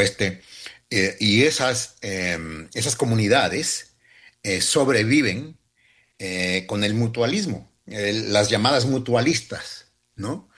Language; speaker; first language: Spanish; early bilingual, heritage; Spanish